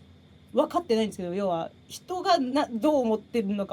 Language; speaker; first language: Japanese; native; Japanese